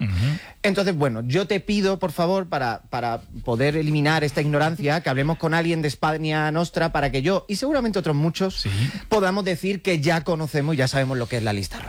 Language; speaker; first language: Spanish; native; Spanish